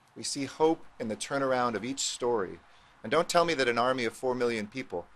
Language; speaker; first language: English; native; English